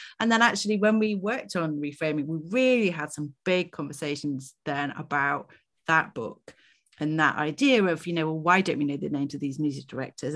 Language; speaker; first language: English; native; English